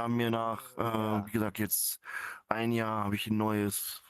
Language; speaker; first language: German; non-native, fluent; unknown